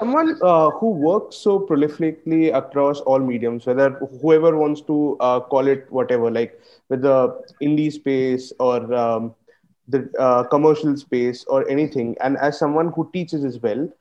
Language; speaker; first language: English; non-native, local second language; Bangla